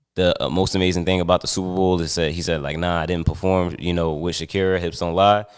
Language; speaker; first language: English; native; English